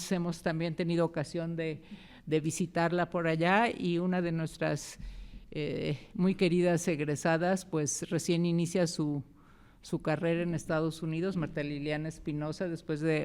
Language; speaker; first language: Spanish; native; Spanish